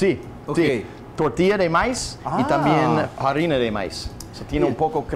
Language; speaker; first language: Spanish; non-native, learner; English